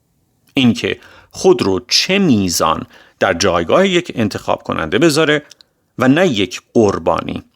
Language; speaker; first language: Persian; native; Persian